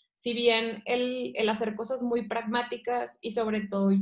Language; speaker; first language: Spanish; native; Spanish